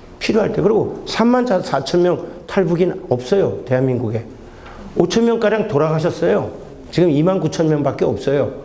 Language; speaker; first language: Korean; native; Korean